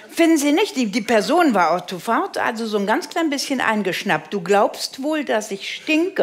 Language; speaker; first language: German; native; German